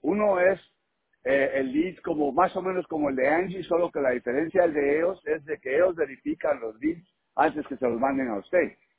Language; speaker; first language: Spanish; early bilingual, heritage; Spanish